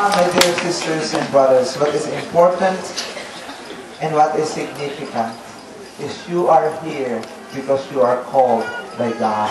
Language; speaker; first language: English; non-native, local second language; Filipino